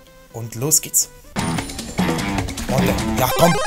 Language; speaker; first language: German; native; German